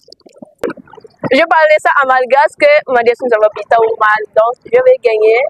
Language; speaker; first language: French; non-native, local second language; Malagasy